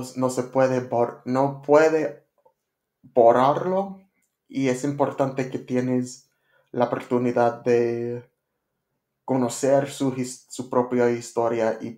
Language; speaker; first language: Spanish; non-native, learner; English